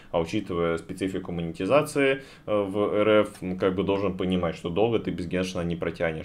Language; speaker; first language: Russian; native; Russian